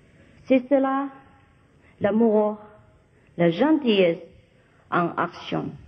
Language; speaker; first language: French; non-native, learner; Vietnamese